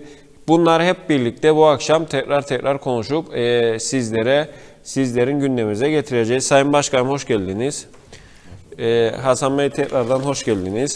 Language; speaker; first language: Turkish; native; Turkish